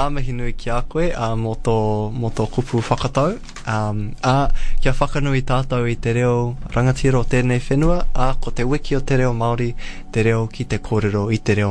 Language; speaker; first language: Māori; non-native, local second language; English